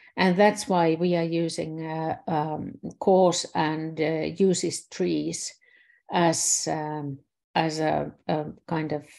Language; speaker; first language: English; non-native, fluent; Finnish